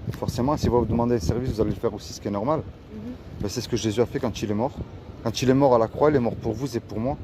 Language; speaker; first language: French; native; French